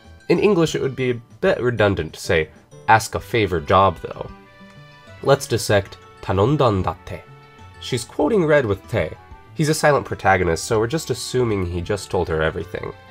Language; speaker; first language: English; native; English